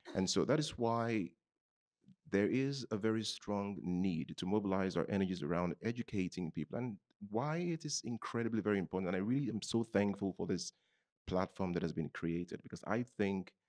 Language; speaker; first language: English; non-native, local second language; Yoruba